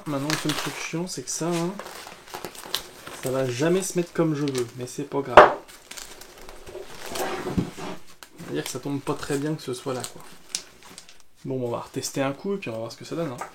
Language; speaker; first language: French; native; French